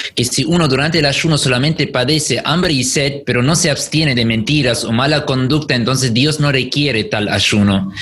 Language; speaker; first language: Spanish; non-native, fluent; German